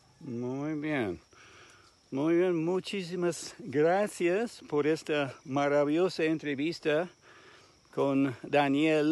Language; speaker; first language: Spanish; non-native, fluent; English